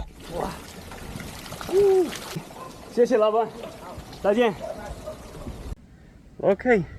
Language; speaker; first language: Chinese; non-native, learner; English